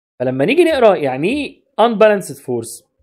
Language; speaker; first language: Arabic; native; Arabic